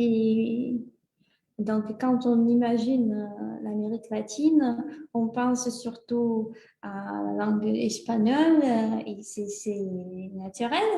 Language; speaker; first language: French; non-native, fluent; Russian